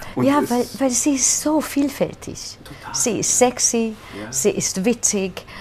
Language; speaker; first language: German; non-native, fluent; Hungarian